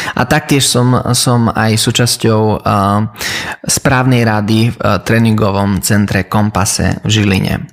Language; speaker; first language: Slovak; early bilingual, heritage; Slovak